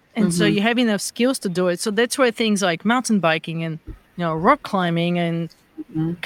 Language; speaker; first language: English; non-native, fluent; Bulgarian